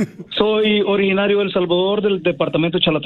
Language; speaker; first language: Spanish; native; Spanish